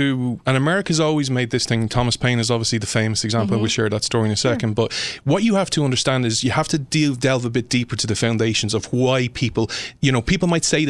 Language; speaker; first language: English; native; English